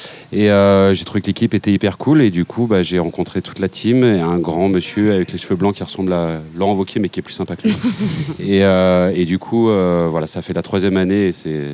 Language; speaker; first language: French; native; French